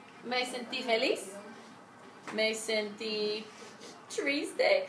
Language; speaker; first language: Spanish; non-native, learner; English